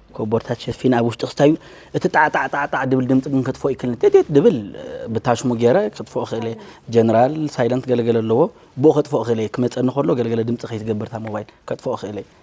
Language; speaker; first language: Tigrinya; native; Tigrinya